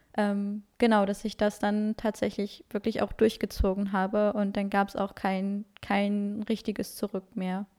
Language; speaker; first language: German; non-native, local second language; Luxembourgish